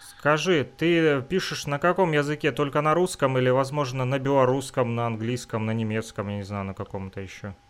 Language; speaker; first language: Russian; native; Russian